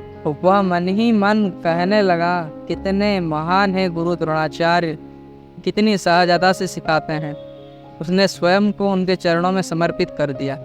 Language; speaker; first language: Hindi; native; Hindi